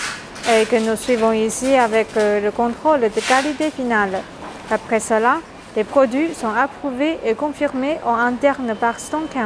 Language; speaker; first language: French; non-native, learner; Chinese